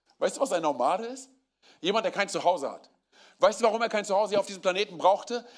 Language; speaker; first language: German; early bilingual, other home language; Romanian